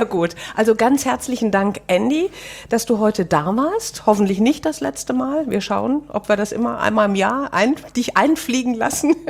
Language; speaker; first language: German; native; German